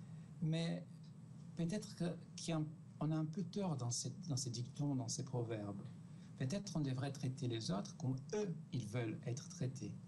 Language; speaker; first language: French; non-native, fluent; Portuguese